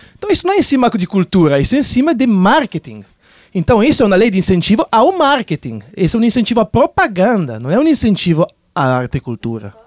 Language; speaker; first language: Portuguese; non-native, fluent; Italian